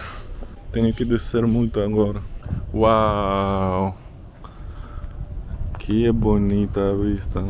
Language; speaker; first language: Portuguese; non-native, learner; Russian